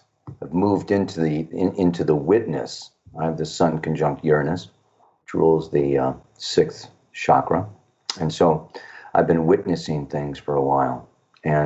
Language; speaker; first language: English; native; English